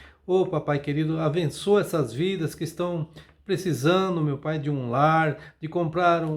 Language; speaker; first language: Portuguese; native; Portuguese